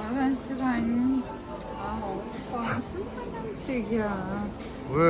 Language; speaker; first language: Korean; non-native, learner; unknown